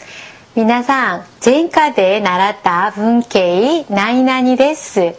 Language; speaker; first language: Japanese; non-native, fluent; Korean